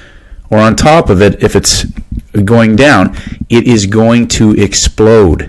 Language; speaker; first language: English; native; English